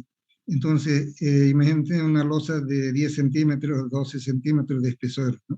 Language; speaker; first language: Spanish; native; Spanish